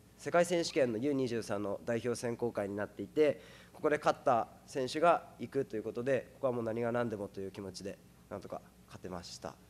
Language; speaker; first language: Japanese; native; Japanese